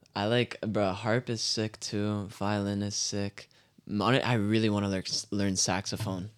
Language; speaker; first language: English; native; English